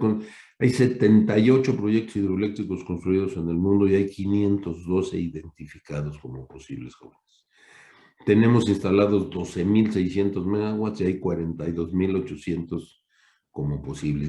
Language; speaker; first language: Spanish; native; Spanish